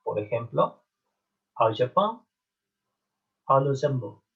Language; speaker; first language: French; non-native, fluent; Spanish